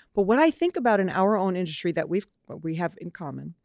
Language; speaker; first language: English; native; English